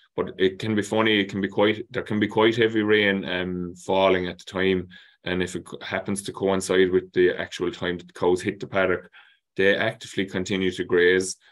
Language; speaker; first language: English; native; English